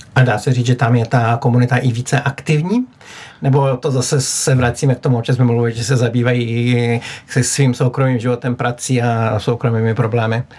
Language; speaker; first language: Czech; native; Czech